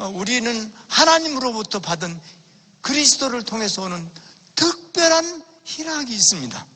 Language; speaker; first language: Korean; native; Korean